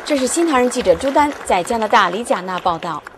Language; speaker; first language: Chinese; native; Chinese